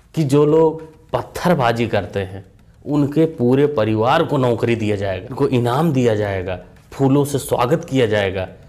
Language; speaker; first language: Hindi; native; Hindi